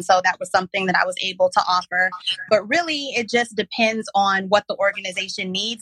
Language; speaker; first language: English; native; English